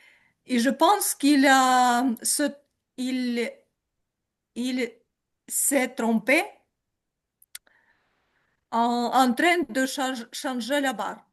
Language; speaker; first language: French; non-native, learner; Ukrainian